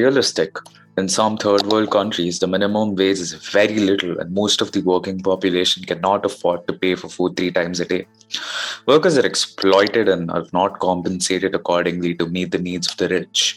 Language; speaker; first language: English; non-native, local second language; Hindi